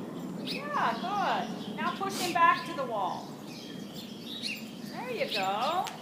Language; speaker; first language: English; native; English